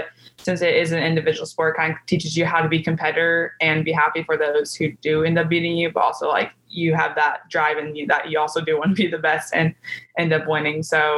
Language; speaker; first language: English; native; English